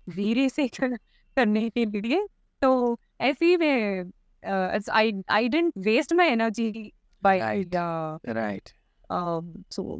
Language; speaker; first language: Hindi; non-native, local second language; Tamil